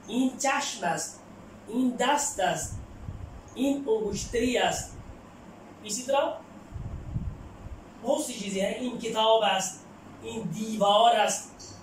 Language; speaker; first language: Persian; non-native, fluent; Urdu